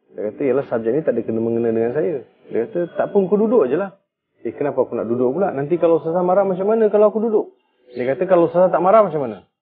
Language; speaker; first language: Malay; early bilingual, other home language; Tamil